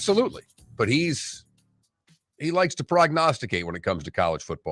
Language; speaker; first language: English; native; English